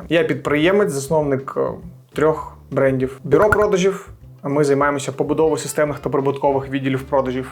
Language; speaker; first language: Ukrainian; native; Ukrainian